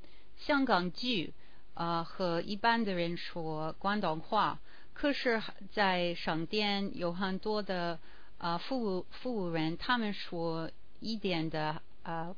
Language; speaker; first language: Chinese; non-native, learner; English